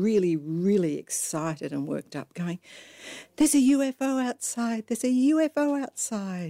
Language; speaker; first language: English; native; English